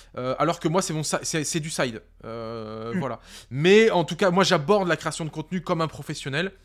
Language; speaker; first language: French; native; French